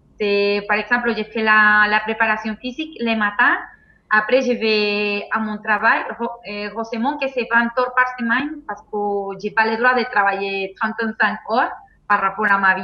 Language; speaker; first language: French; non-native, fluent; Spanish